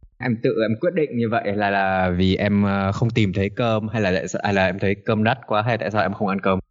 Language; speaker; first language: Vietnamese; early bilingual, heritage; Vietnamese